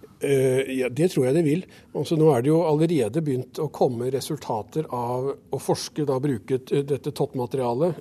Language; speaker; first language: Norwegian; native; Norwegian